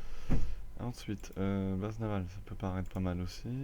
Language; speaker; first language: French; native; French